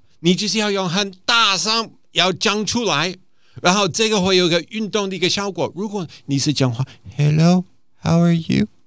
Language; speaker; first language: Chinese; non-native, fluent; English